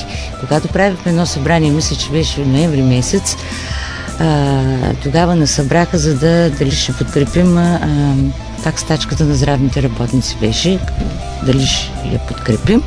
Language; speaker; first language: Bulgarian; native; Bulgarian